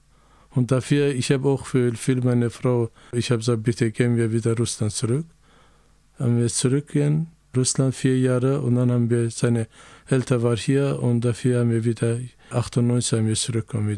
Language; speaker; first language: German; non-native, learner; Azerbaijani